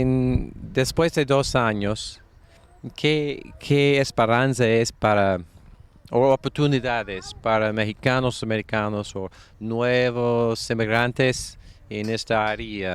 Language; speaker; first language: Spanish; non-native, learner; English